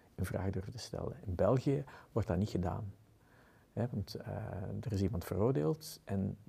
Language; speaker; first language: Dutch; native; Dutch